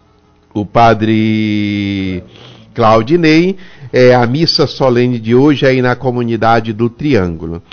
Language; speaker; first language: Portuguese; native; Portuguese